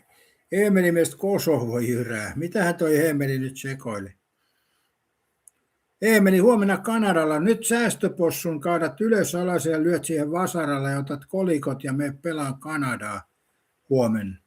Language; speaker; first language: Finnish; native; Finnish